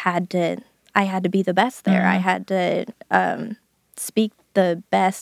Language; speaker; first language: English; native; English